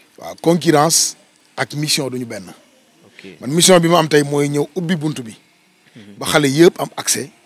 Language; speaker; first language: Wolof; native; Wolof